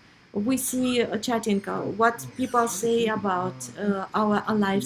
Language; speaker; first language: English; non-native, learner; Russian